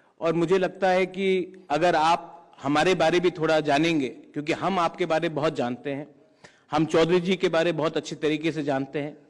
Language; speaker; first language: Hindi; non-native, local second language; Kok Borok